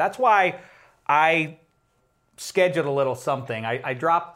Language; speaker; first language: English; native; English